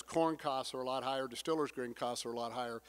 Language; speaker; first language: English; native; English